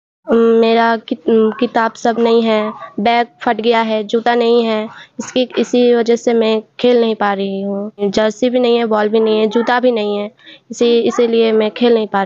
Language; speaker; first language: Hindi; non-native, local second language; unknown